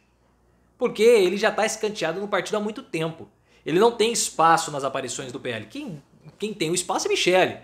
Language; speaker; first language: Portuguese; native; Portuguese